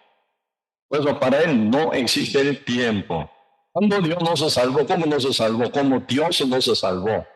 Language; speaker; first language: Spanish; non-native, learner; Korean